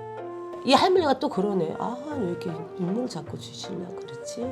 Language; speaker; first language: Korean; native; Korean